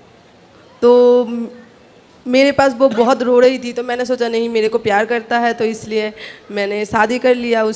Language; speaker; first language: Hindi; non-native, local second language; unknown